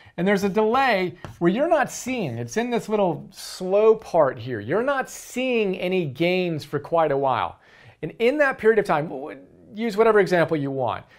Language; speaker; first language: English; native; English